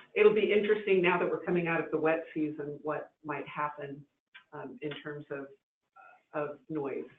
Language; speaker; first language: English; native; English